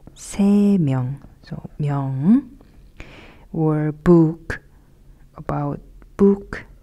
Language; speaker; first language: English; non-native, fluent; Korean